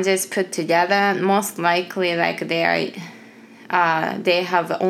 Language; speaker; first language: English; non-native, fluent; Japanese